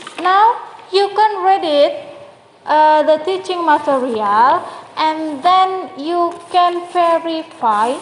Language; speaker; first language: English; non-native, learner; Indonesian